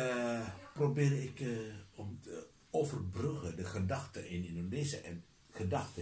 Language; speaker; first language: Dutch; non-native, learner; Indonesian